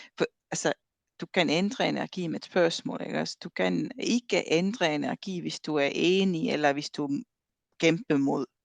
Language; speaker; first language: Danish; non-native, fluent; Estonian